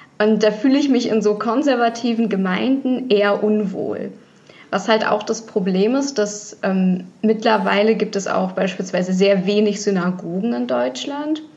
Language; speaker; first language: German; early bilingual, other home language; Russian